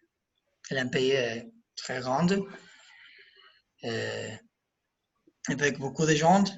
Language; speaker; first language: French; non-native, learner; Spanish